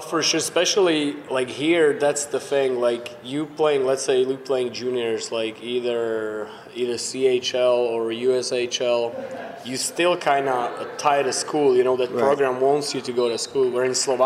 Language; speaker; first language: English; non-native, fluent; Slovak